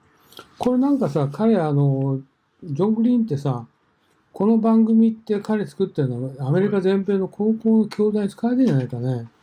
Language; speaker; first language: Japanese; native; Japanese